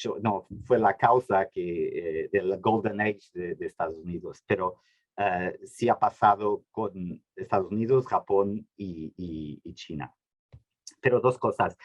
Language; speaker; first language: Spanish; non-native, fluent; Portuguese